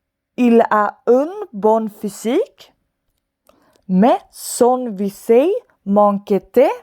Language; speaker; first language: French; non-native, fluent; Swedish